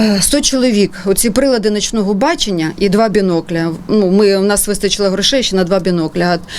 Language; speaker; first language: Ukrainian; non-native, local second language; Russian